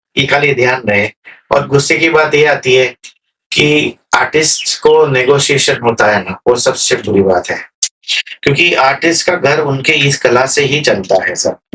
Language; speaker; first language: Hindi; non-native, local second language; Gujarati